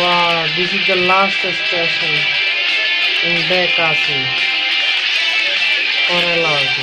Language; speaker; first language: English; non-native, local second language; Bangla